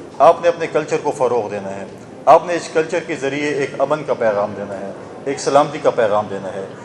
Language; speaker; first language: Urdu; non-native, local second language; Saraiki